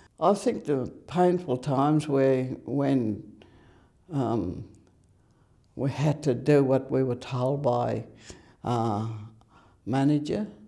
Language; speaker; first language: English; native; English